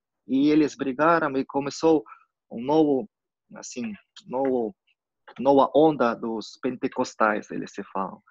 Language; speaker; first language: Portuguese; non-native, fluent; Russian